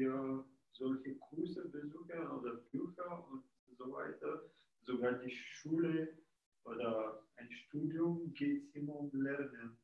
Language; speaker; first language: German; non-native, fluent; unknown